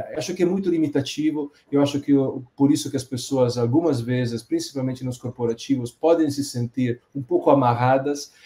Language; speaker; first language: Portuguese; non-native, fluent; Italian